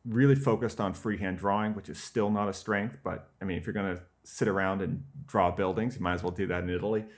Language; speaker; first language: English; native; English